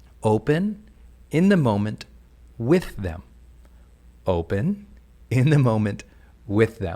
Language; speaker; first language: English; native; English